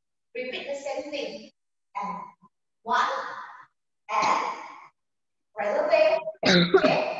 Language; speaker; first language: English; non-native, fluent; Indonesian